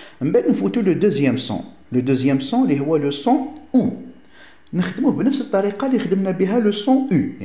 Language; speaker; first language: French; non-native, local second language; Arabic